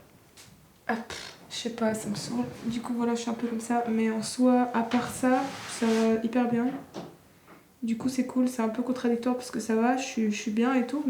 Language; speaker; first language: French; native; French